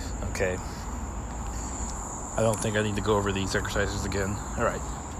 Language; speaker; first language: English; native; English